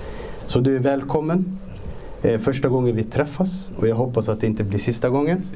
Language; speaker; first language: Swedish; early bilingual, other home language; Somali